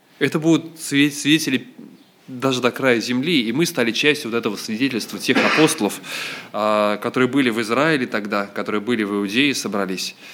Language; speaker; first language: Russian; native; Russian